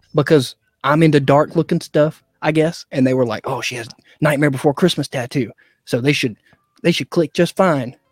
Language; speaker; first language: English; native; English